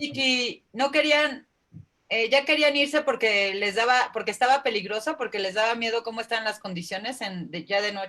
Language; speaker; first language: Spanish; native; Spanish